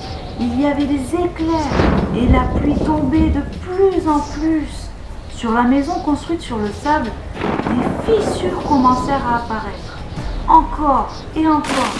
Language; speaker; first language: French; native; French